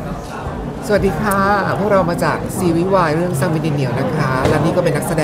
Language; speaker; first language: Thai; native; Thai